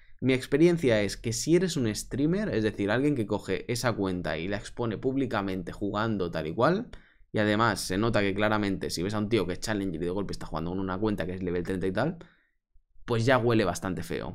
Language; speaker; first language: Spanish; native; Spanish